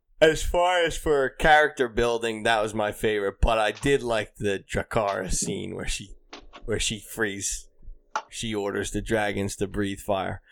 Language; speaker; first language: English; native; English